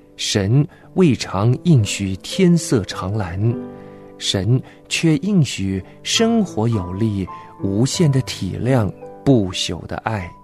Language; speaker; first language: Chinese; non-native, local second language; Cantonese